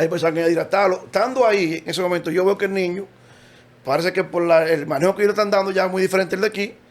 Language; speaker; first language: Spanish; native; Spanish